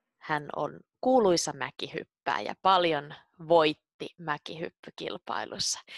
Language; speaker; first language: Finnish; native; Finnish